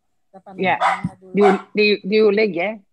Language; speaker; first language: Indonesian; non-native, fluent; English